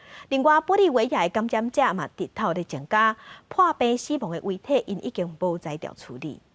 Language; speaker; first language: Chinese; native; Chinese